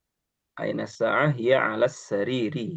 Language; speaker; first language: Arabic; non-native, fluent; Indonesian